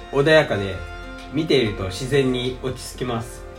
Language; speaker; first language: Japanese; early bilingual, other home language; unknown